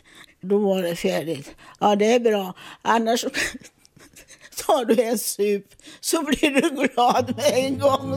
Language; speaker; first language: Swedish; non-native, fluent; Italian